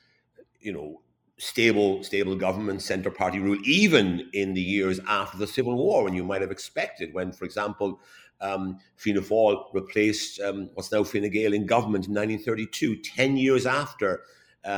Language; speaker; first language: English; native; English